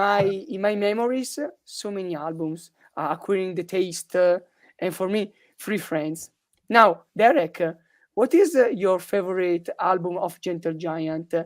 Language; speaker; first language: English; non-native, learner; Italian